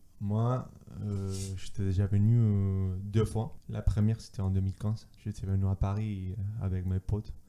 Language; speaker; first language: French; non-native, fluent; Spanish